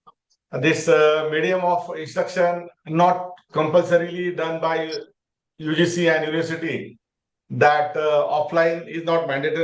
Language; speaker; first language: English; non-native, local second language; Marathi